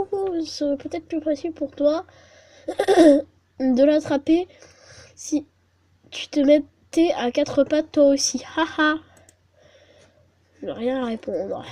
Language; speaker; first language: French; native; French